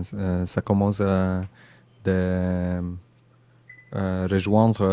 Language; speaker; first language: French; non-native, learner; Indonesian